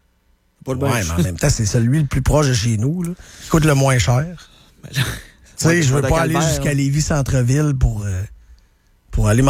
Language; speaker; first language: French; native; French